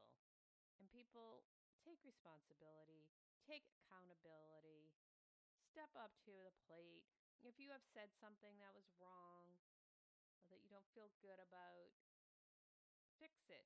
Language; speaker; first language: English; native; English